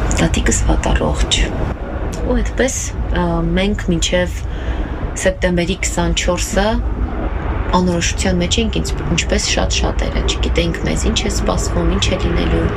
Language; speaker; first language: Armenian; native; Armenian